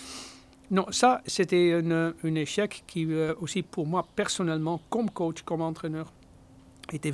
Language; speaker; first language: French; non-native, fluent; Dutch